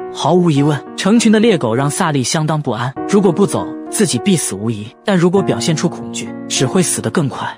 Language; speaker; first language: Chinese; native; Chinese